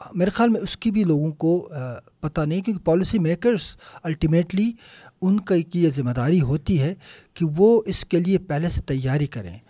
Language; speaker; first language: Urdu; non-native, local second language; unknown